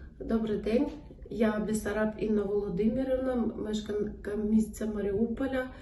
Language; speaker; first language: Ukrainian; non-native, local second language; Russian